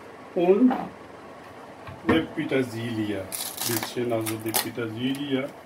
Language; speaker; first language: German; non-native, learner; Urdu